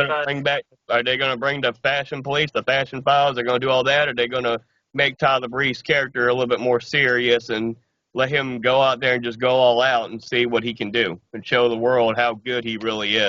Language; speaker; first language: English; native; English